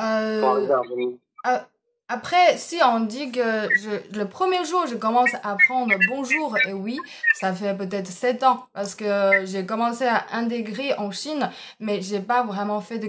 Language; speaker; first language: French; non-native, fluent; Chinese